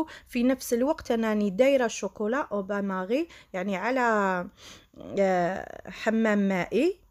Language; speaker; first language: Arabic; native; Arabic